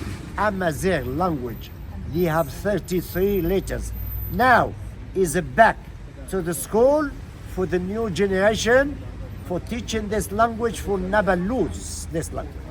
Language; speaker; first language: English; non-native, learner; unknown